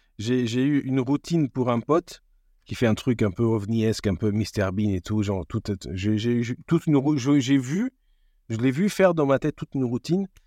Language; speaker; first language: French; non-native, fluent; Portuguese